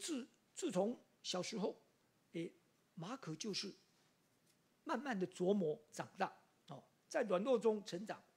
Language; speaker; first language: Chinese; native; Chinese